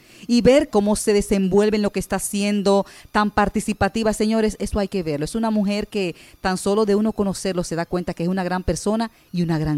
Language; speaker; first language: Spanish; native; Spanish